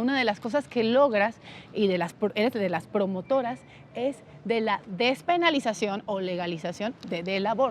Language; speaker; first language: Spanish; native; Spanish